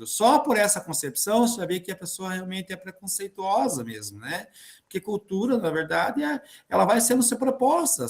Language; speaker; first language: Portuguese; native; Portuguese